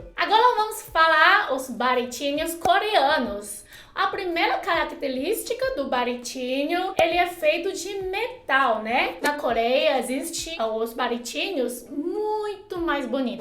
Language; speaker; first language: Portuguese; non-native, fluent; Chinese